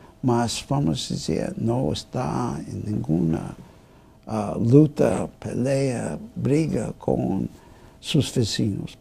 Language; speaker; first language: Portuguese; non-native, fluent; English